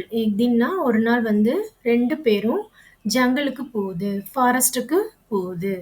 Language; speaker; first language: Tamil; native; Tamil